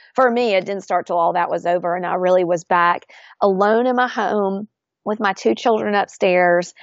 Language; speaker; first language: English; native; English